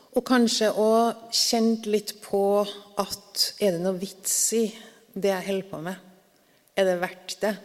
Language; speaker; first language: Norwegian; native; Norwegian